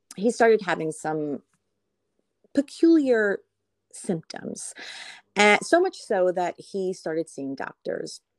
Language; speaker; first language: English; native; English